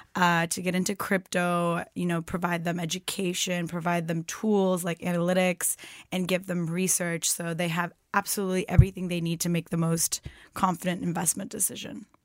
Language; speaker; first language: English; non-native, fluent; Turkish